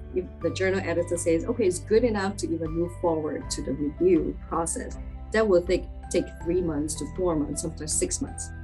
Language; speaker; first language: English; non-native, local second language; Chinese